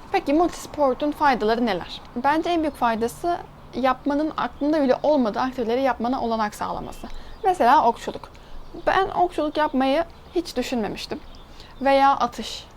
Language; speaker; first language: Turkish; native; Turkish